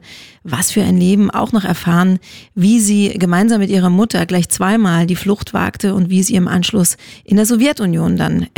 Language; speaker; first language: German; native; German